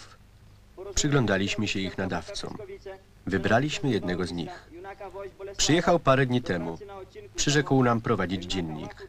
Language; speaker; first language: Polish; native; Polish